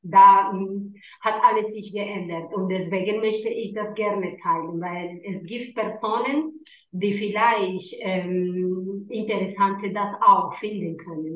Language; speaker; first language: German; non-native, learner; Spanish